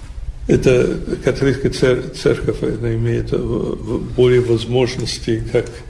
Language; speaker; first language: Russian; non-native, fluent; English